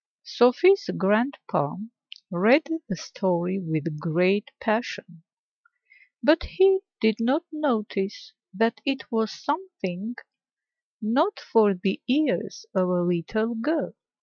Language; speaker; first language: English; non-native, fluent; Armenian